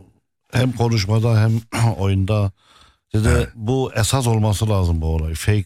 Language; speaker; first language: Turkish; early bilingual, heritage; Turkish